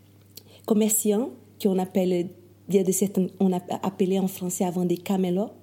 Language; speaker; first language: French; non-native, fluent; Portuguese